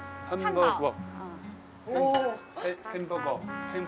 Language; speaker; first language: Korean; non-native, learner; Chinese